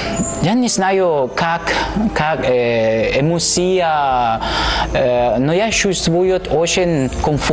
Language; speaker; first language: Russian; non-native, learner; Spanish